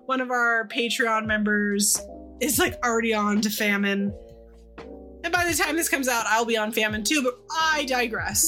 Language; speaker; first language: English; native; English